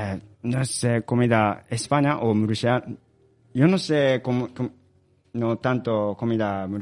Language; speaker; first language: Spanish; non-native, learner; Japanese